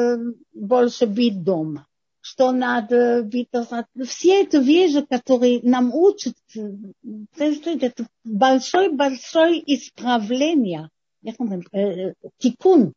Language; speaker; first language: Russian; non-native, learner; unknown